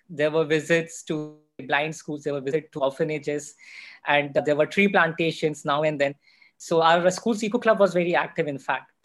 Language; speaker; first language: English; non-native, local second language; Hindi